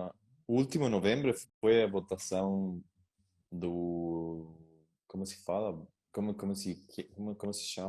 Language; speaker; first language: Portuguese; non-native, learner; Spanish